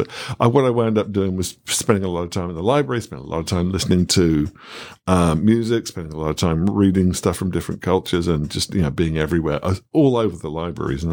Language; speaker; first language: English; native; English